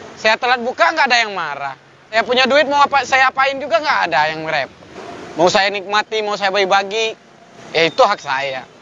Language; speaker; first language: Indonesian; non-native, local second language; Minangkabau